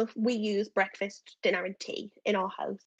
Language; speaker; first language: English; native; English